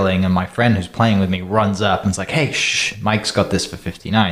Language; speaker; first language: English; native; English